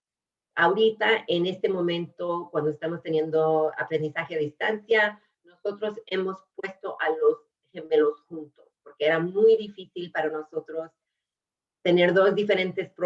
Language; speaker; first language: Spanish; early bilingual, other home language; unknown